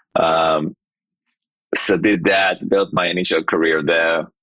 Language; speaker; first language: English; non-native, fluent; Hebrew